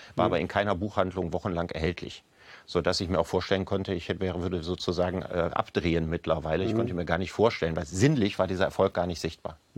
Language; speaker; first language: German; native; German